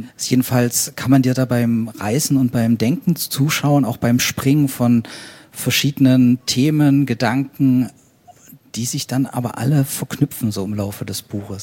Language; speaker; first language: German; native; German